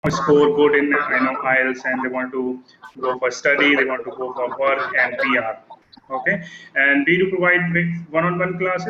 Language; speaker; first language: English; non-native, local second language; Hindi